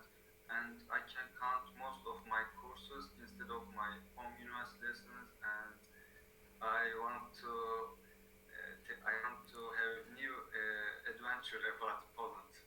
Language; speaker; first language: English; non-native, learner; Turkish